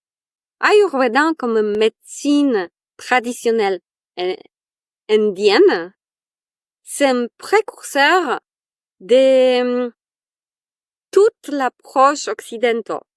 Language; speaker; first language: French; non-native, fluent; Polish